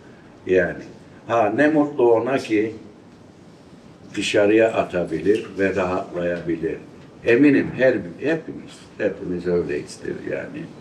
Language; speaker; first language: Turkish; early bilingual, heritage; Turkish